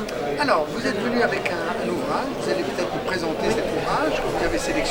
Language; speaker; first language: French; native; French